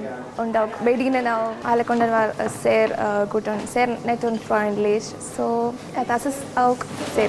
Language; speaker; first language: German; non-native, learner; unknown